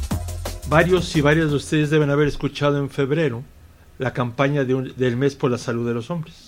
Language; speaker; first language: Spanish; native; Spanish